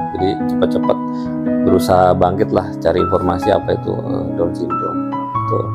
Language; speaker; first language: Indonesian; native; Indonesian